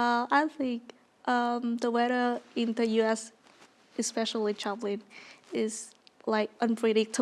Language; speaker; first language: English; non-native, learner; Vietnamese